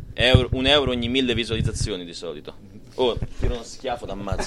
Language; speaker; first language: Italian; early bilingual, other home language; Croatian